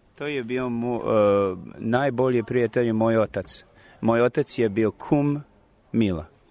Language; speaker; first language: Croatian; non-native, learner; English